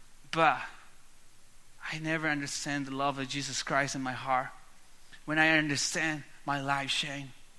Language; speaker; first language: English; non-native, learner; Spanish